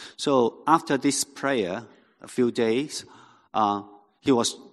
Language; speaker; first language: English; non-native, local second language; Cantonese